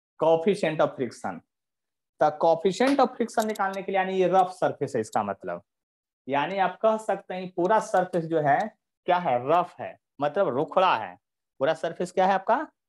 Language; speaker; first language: Hindi; native; Hindi